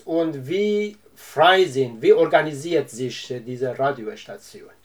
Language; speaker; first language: German; non-native, learner; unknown